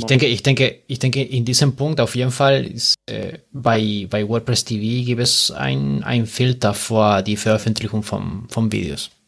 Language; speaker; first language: German; non-native, learner; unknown